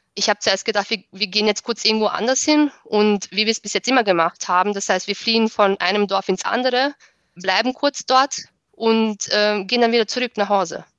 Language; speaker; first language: German; early bilingual, other home language; Bosnian